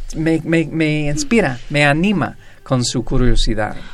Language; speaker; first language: Spanish; non-native, fluent; English